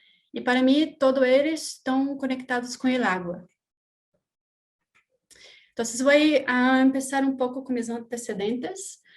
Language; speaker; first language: Spanish; non-native, learner; Portuguese